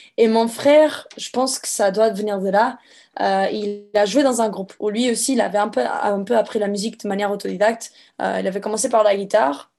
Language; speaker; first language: French; non-native, fluent; Portuguese